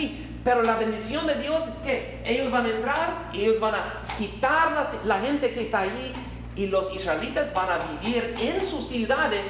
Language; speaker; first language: Spanish; non-native, fluent; English